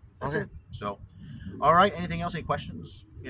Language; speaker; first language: English; native; English